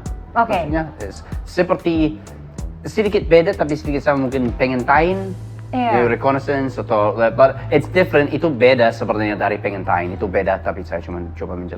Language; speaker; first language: Indonesian; non-native, learner; English